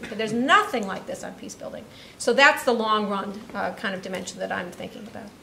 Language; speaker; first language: English; native; English